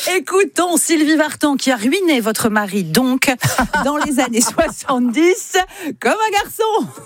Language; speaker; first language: French; native; French